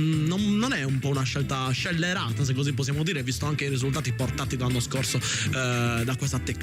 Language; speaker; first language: Italian; native; Italian